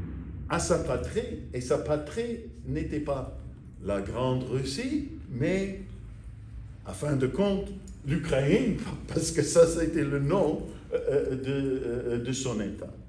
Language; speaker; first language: French; non-native, fluent; English